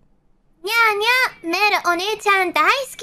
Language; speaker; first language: Japanese; non-native, learner; English